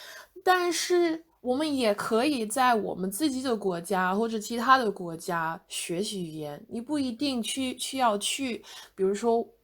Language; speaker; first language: Chinese; non-native, fluent; English